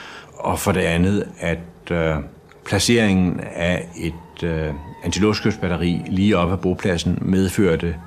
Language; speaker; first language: Danish; native; Danish